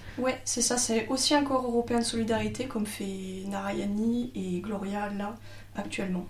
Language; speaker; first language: French; native; French